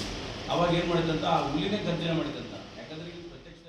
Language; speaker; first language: Kannada; native; Kannada